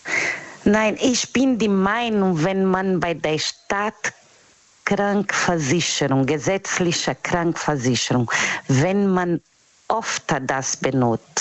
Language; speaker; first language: German; non-native, fluent; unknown